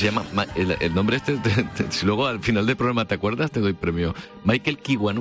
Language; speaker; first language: Spanish; native; Spanish